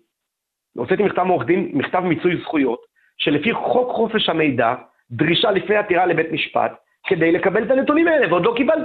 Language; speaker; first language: Hebrew; native; Hebrew